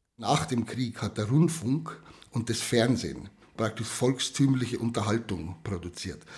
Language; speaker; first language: German; native; German